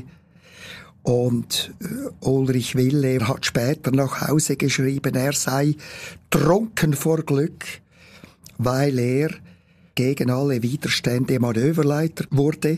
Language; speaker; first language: German; native; German